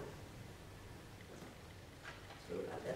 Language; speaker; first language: Swedish; non-native, fluent; Persian